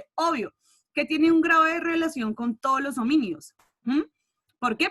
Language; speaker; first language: Spanish; native; Spanish